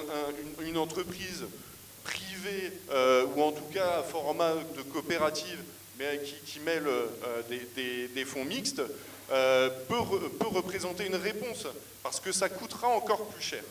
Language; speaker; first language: French; native; French